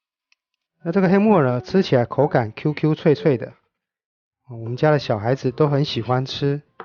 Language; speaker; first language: Chinese; native; Chinese